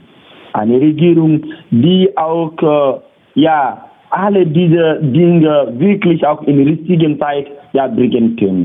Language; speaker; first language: German; non-native, learner; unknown